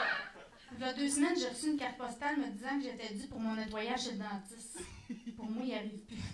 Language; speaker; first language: French; native; French